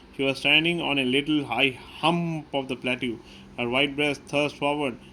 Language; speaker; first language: English; non-native, local second language; Hindi